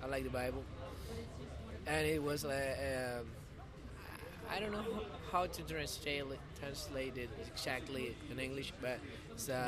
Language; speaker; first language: English; non-native, fluent; Spanish